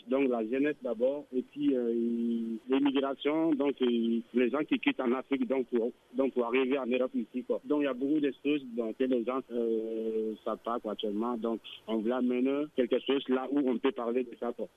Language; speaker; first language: French; non-native, local second language; Soninke